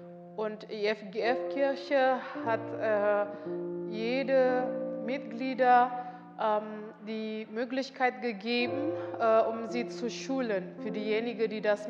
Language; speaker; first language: German; non-native, learner; Indonesian